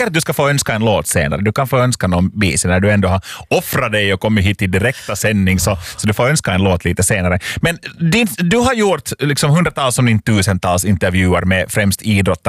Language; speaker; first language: Swedish; native; Swedish